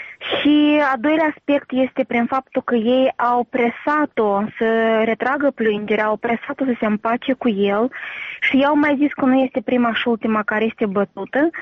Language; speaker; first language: Romanian; native; Romanian